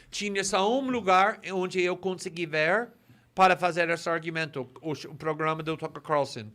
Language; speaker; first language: Portuguese; non-native, fluent; English